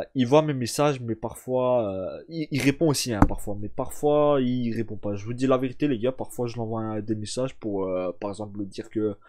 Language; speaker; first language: French; early bilingual, other home language; Turkish